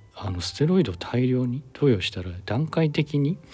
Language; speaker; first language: Japanese; native; Japanese